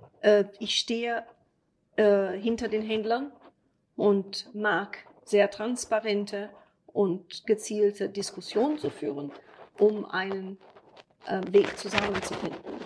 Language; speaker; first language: German; non-native, fluent; Italian